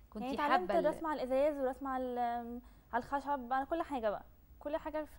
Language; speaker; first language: Arabic; native; Arabic